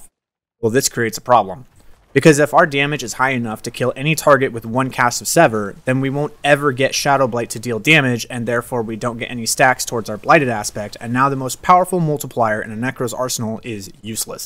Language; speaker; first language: English; native; English